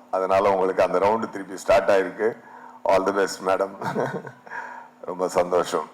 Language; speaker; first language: Tamil; native; Tamil